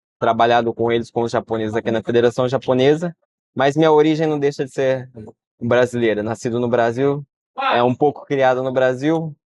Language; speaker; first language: Portuguese; early bilingual, heritage; Portuguese